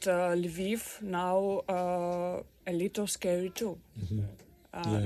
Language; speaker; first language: English; non-native, learner; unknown